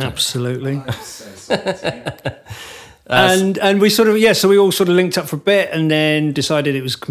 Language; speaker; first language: English; native; English